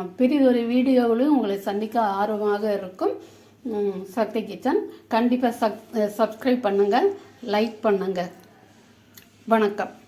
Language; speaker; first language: Tamil; native; Tamil